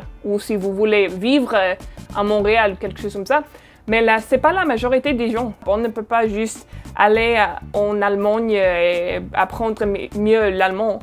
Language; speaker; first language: French; non-native, fluent; English